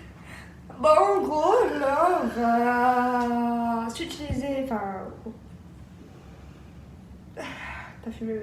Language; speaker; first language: French; native; French